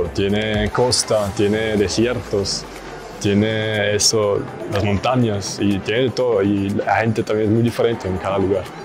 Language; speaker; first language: Spanish; non-native, fluent; German